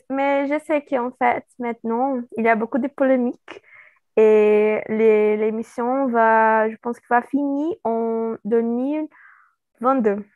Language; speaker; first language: French; non-native, learner; Portuguese